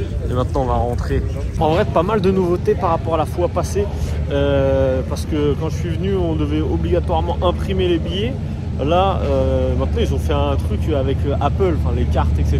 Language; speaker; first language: French; native; French